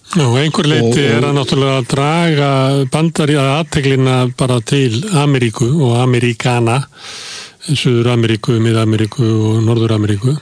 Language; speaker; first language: Icelandic; native; Icelandic